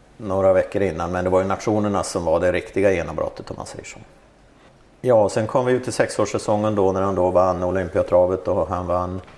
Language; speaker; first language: Swedish; native; Swedish